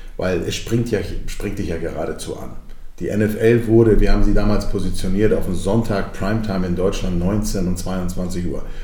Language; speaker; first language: German; early bilingual, other home language; Croatian